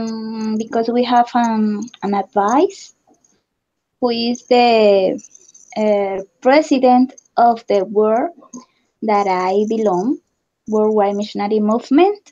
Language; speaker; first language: English; non-native, learner; Spanish